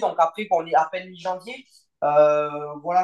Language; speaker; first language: French; native; French